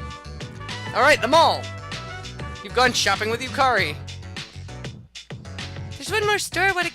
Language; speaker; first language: English; native; English